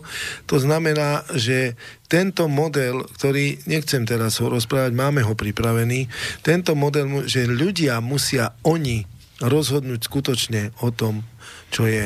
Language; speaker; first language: Slovak; native; Slovak